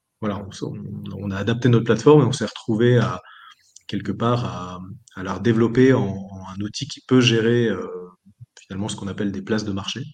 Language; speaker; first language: French; native; French